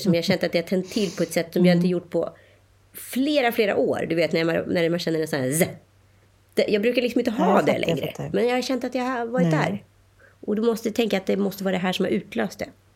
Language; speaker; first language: Swedish; native; Swedish